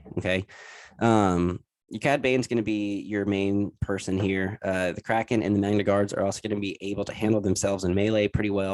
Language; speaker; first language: English; native; English